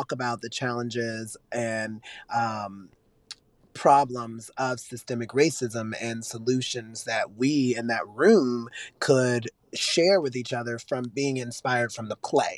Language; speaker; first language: English; native; English